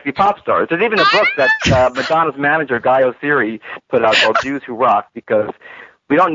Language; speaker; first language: English; native; English